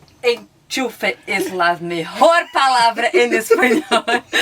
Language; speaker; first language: Spanish; non-native, learner; Portuguese